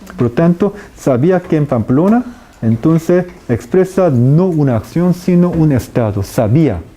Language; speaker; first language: Spanish; non-native, fluent; Korean